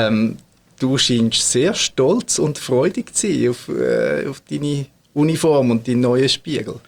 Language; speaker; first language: German; native; German